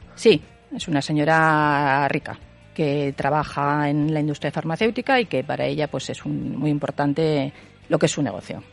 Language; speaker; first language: Spanish; native; Spanish